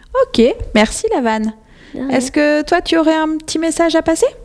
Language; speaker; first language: French; native; French